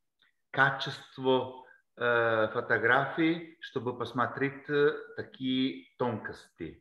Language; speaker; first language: Russian; non-native, learner; Bulgarian